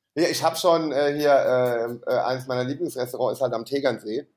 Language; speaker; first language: German; native; German